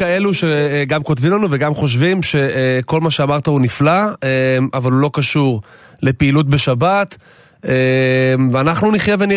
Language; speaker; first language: Hebrew; native; Hebrew